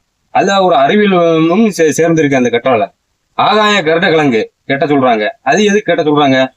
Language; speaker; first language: Tamil; native; Tamil